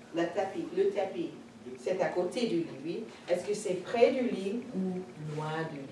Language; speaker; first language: French; non-native, fluent; English